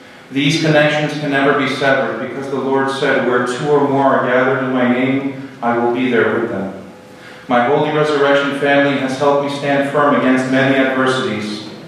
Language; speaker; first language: English; early bilingual, other home language; Greek